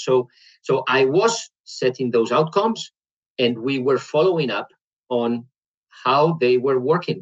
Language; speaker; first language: English; non-native, fluent; Spanish